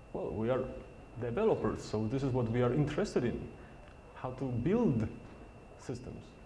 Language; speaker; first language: English; non-native, fluent; Polish